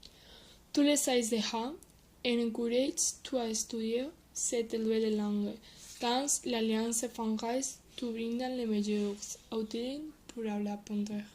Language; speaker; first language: French; non-native, learner; Spanish